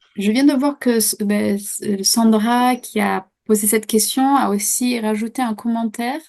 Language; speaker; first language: French; native; French